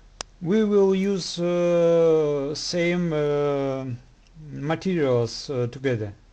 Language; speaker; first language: English; non-native, learner; Russian